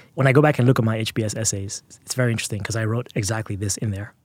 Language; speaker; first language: English; non-native, local second language; Yoruba